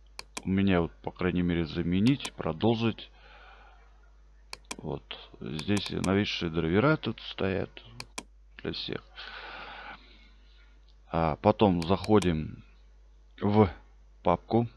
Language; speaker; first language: Russian; native; Russian